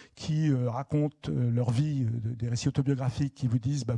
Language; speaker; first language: French; native; French